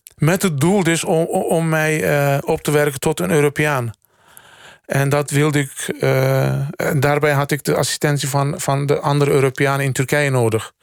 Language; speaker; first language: Dutch; early bilingual, other home language; Turkish